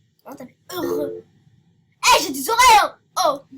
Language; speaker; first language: French; native; French